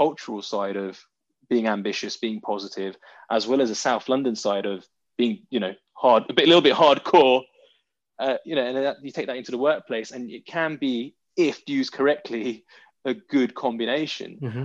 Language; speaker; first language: English; native; English